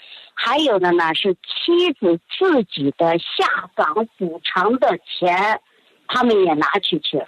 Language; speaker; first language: Chinese; native; Chinese